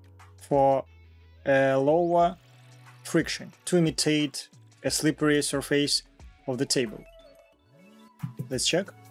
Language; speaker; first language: English; non-native, fluent; Russian